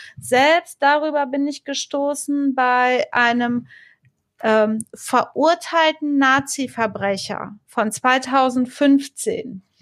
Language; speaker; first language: German; native; German